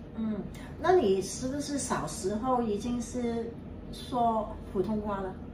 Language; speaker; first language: Chinese; non-native, local second language; Cantonese